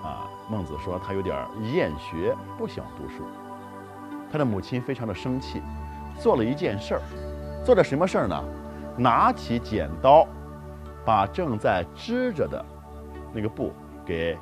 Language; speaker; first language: Chinese; native; Chinese